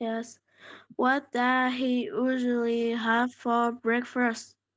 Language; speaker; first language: English; non-native, learner; Polish